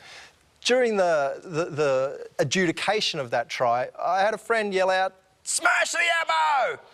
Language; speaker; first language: English; native; English